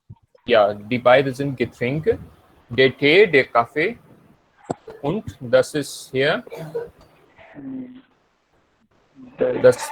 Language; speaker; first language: German; non-native, fluent; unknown